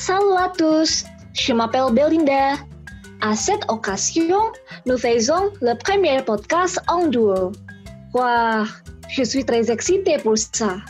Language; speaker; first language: French; non-native, learner; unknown